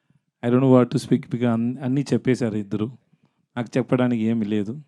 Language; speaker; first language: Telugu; non-native, learner; Tamil